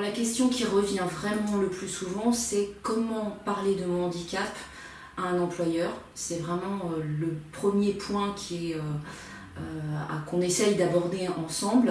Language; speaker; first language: French; native; French